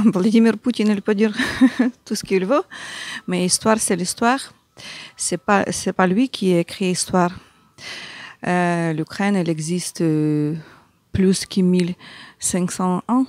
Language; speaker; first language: French; non-native, learner; Ukrainian